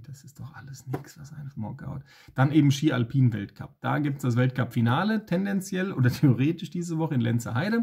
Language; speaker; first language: German; native; German